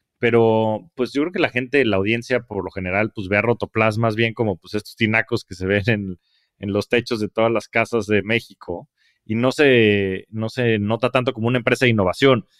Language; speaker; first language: Spanish; native; Spanish